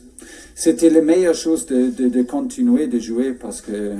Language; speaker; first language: French; non-native, fluent; German